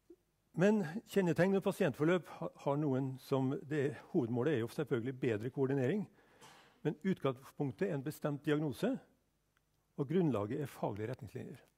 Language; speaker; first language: Norwegian; native; Norwegian